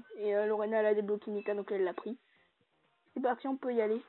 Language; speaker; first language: French; native; French